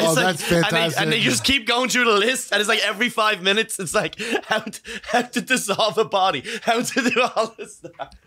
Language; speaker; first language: English; native; English